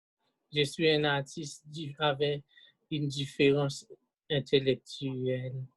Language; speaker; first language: French; non-native, local second language; Haitian Creole